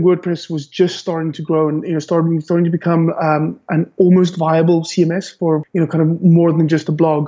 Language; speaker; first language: English; native; English